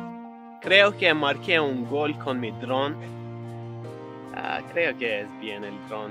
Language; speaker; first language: Spanish; non-native, learner; English